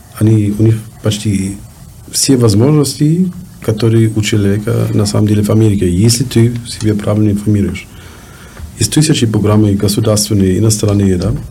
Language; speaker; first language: Russian; non-native, learner; German